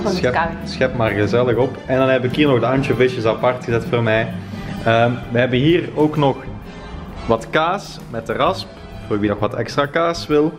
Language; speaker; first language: Dutch; native; Dutch